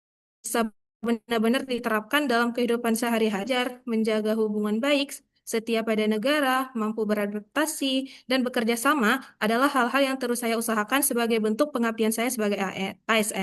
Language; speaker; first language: Indonesian; native; Indonesian